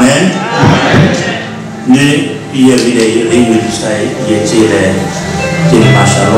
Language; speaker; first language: Swedish; non-native, learner; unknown